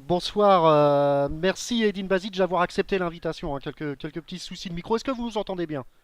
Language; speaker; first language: French; native; French